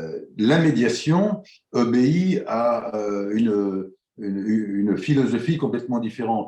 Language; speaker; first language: French; native; French